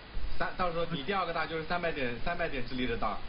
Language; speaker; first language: Chinese; native; Chinese